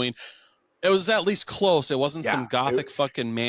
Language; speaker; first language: English; native; English